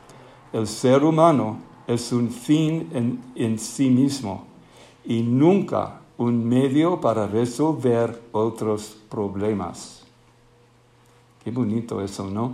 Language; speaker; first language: Spanish; non-native, fluent; English